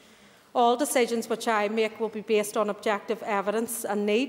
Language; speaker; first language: English; native; English